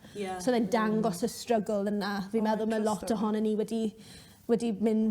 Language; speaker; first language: Welsh; native; Welsh